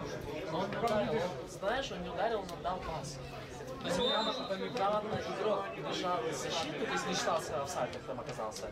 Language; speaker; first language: Russian; native; Russian